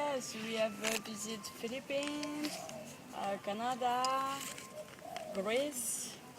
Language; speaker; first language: English; non-native, learner; French